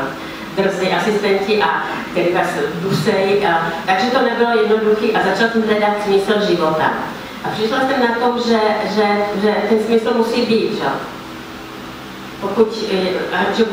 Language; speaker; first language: Czech; non-native, fluent; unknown